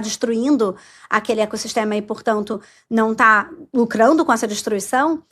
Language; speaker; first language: Portuguese; native; Portuguese